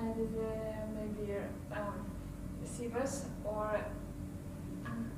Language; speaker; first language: English; non-native, learner; Russian